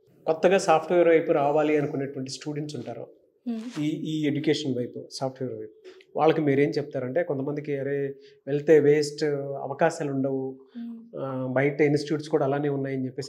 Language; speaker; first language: Telugu; native; Telugu